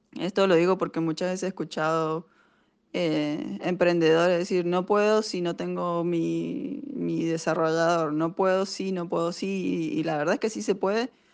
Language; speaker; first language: Spanish; native; Spanish